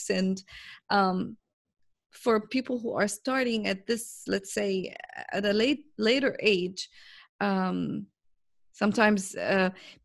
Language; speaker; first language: English; non-native, fluent; Arabic